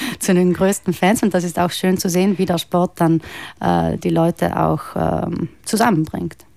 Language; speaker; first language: German; native; German